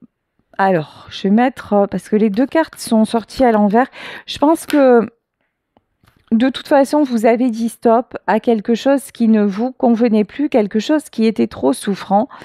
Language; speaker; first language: French; native; French